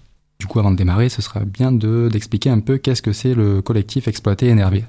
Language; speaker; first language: French; native; French